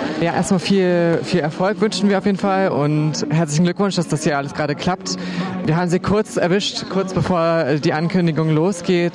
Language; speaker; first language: German; native; German